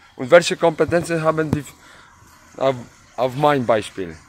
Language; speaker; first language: German; non-native, learner; Polish